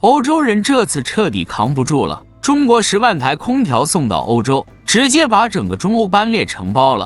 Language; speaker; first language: Chinese; native; Chinese